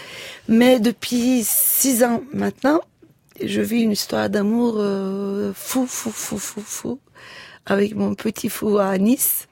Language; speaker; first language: French; non-native, fluent; Turkish